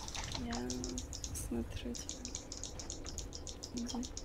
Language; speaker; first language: Russian; non-native, learner; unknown